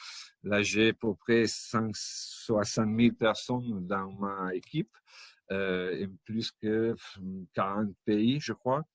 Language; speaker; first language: French; non-native, fluent; Italian